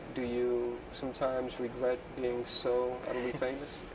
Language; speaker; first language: English; native; English